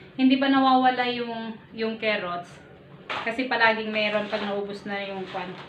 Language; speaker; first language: Filipino; non-native, local second language; Iloko